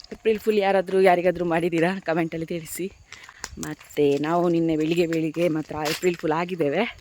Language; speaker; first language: Kannada; native; Kannada